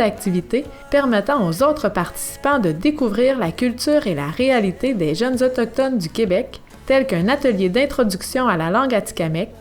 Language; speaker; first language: French; native; French